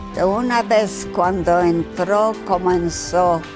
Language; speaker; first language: Spanish; non-native, fluent; Yiddish